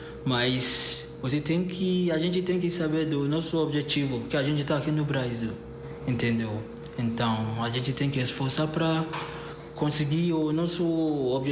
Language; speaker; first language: Portuguese; non-native, fluent; Akan